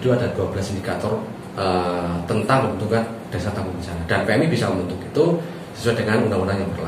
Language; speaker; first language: Indonesian; native; Indonesian